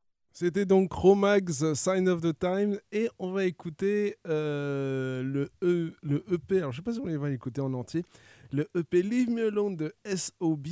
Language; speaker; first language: French; native; French